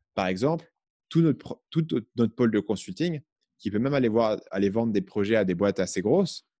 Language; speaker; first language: French; native; French